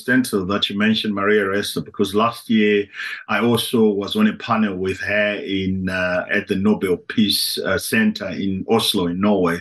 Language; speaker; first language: English; non-native, local second language; Shona